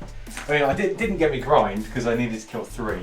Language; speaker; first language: English; native; English